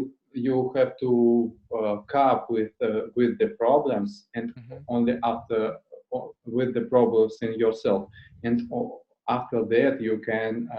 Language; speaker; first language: English; non-native, learner; Russian